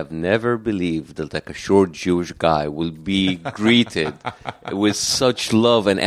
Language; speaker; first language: English; non-native, fluent; Arabic